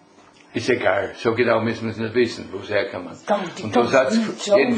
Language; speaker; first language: German; native; German